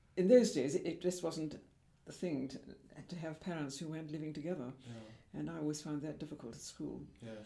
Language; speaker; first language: English; native; English